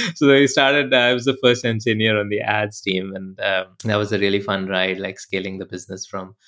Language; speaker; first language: English; non-native, local second language; Hindi